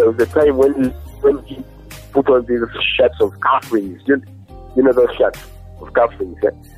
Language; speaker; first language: English; non-native, local second language; Ganda